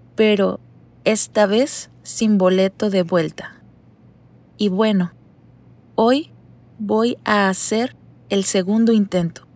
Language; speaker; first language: Spanish; native; Spanish